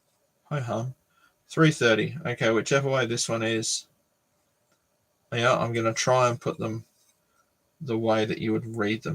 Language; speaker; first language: English; native; English